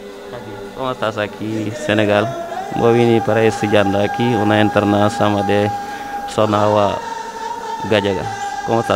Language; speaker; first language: Spanish; non-native, learner; Wolof